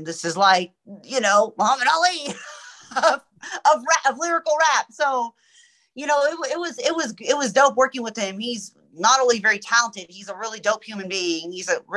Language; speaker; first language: English; early bilingual, other home language; Persian